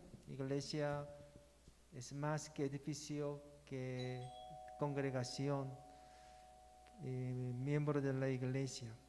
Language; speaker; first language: Spanish; non-native, learner; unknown